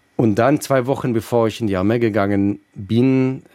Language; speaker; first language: German; non-native, fluent; Hebrew